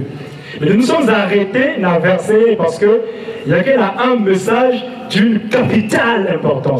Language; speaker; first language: French; non-native, local second language; Lingala